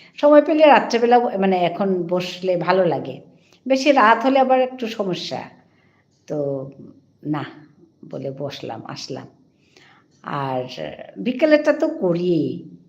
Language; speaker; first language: Bangla; non-native, local second language; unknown